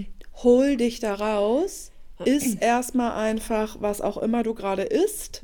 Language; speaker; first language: German; native; German